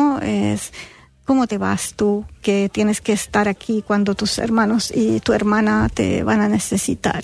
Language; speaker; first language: Spanish; non-native, fluent; Arabic